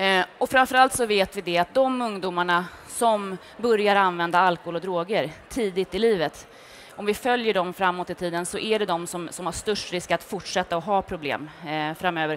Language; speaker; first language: Swedish; native; Swedish